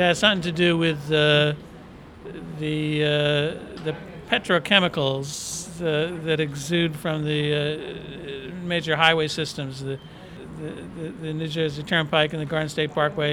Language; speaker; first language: English; native; English